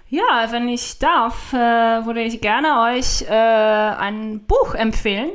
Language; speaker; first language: German; non-native, fluent; Polish